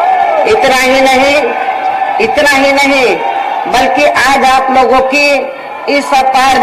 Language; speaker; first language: Hindi; native; Hindi